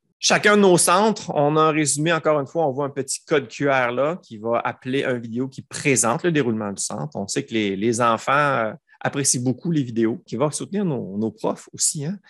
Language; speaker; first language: French; native; French